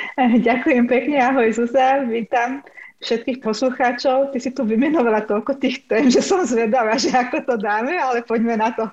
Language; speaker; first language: Slovak; non-native, local second language; Hungarian